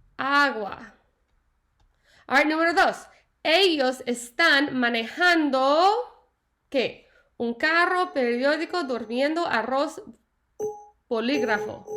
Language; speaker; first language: Spanish; non-native, learner; English